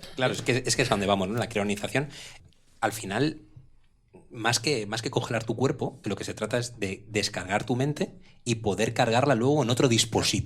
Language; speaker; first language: Spanish; native; Spanish